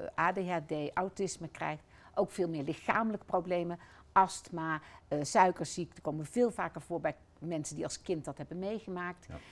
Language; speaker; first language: Dutch; native; Dutch